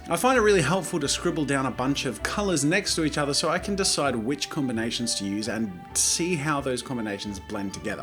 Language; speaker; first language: English; native; English